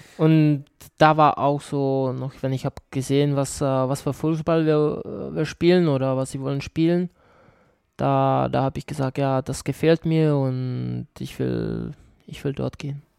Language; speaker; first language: German; non-native, learner; Czech